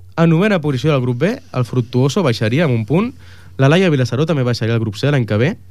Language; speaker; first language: Catalan; native; Catalan